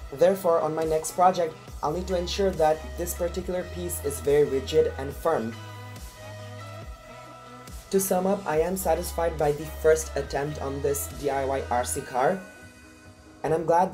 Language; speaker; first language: English; non-native, fluent; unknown